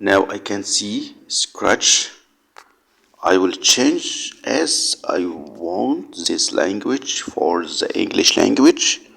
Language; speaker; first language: English; non-native, learner; Arabic